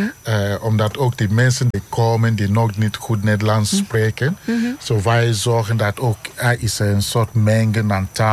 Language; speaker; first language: Dutch; non-native, learner; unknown